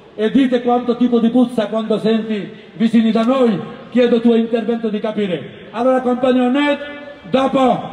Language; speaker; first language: Italian; non-native, learner; Bangla